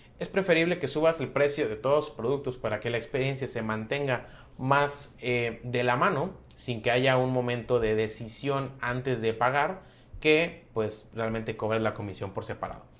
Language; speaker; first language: Spanish; native; Spanish